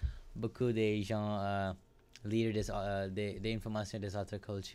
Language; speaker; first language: French; non-native, learner; English